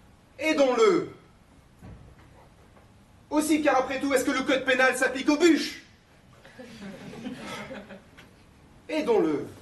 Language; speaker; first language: French; native; French